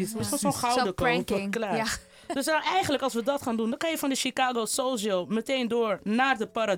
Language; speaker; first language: Dutch; native; Dutch